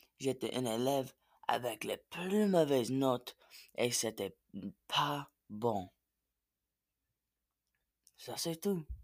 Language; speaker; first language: French; non-native, learner; English